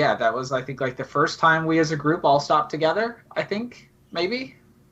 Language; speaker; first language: English; native; English